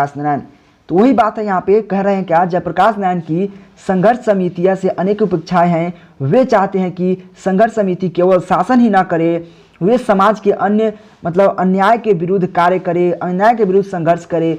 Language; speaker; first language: Hindi; native; Hindi